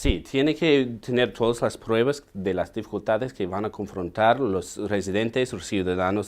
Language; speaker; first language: Spanish; non-native, fluent; English